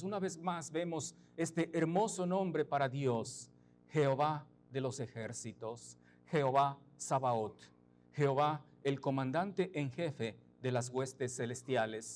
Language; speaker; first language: Spanish; native; Spanish